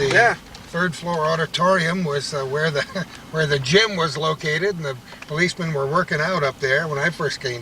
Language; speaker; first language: English; native; English